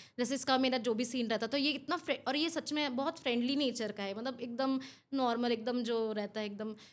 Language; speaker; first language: Hindi; non-native, local second language; Bangla